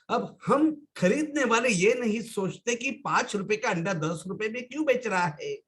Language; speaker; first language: Hindi; non-native, local second language; Marathi